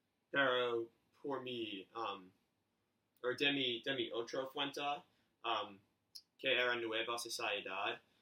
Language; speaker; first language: Spanish; non-native, learner; English